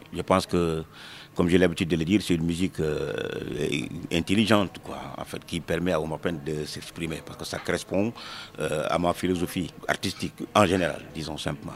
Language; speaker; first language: French; non-native, local second language; Wolof